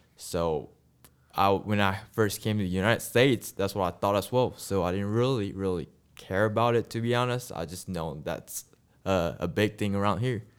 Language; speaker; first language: English; non-native, local second language; Chinese